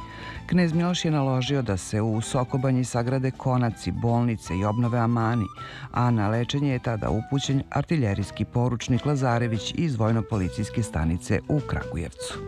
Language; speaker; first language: Serbian; native; Serbian